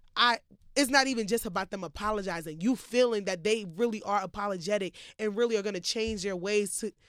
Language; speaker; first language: English; native; English